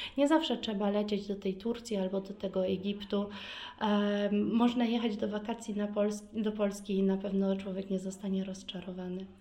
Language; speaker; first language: Polish; early bilingual, heritage; Polish